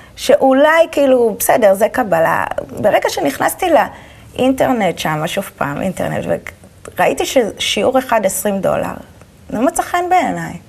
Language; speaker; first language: Hebrew; native; Hebrew